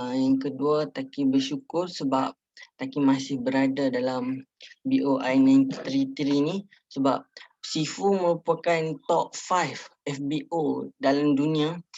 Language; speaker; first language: Malay; native; Malay